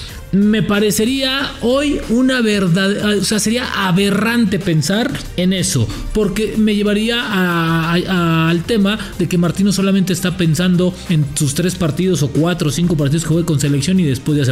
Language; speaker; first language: Spanish; native; Spanish